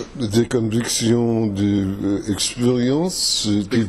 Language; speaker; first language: French; non-native, fluent; English